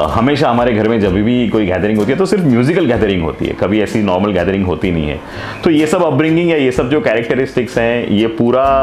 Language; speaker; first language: Hindi; non-native, local second language; Gujarati